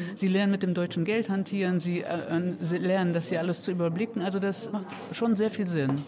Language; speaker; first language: German; native; German